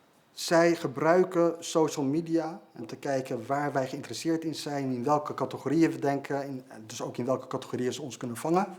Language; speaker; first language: Dutch; native; Dutch